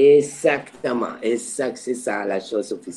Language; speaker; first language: French; non-native, fluent; Spanish